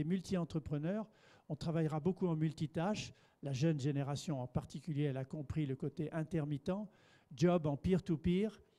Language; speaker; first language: French; native; French